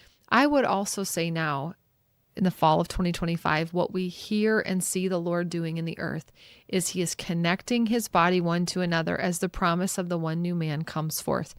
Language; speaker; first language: English; native; English